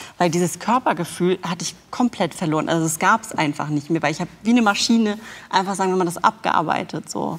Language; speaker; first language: German; native; German